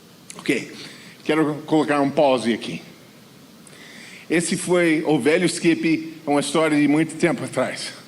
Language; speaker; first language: Portuguese; non-native, fluent; English